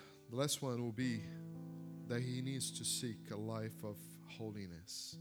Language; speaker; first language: English; non-native, fluent; Portuguese